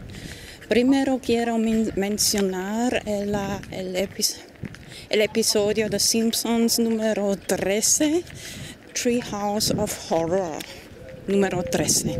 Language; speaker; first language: Spanish; non-native, fluent; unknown